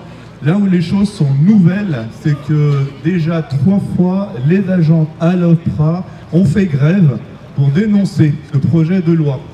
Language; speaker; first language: French; native; French